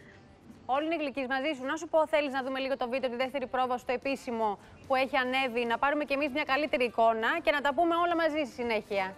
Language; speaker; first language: Greek; native; Greek